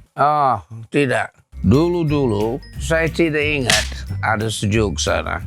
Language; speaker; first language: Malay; non-native, learner; English